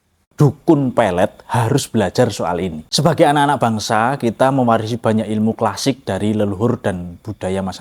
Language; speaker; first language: Indonesian; native; Indonesian